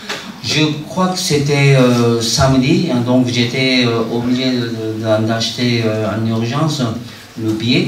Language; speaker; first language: French; non-native, fluent; Japanese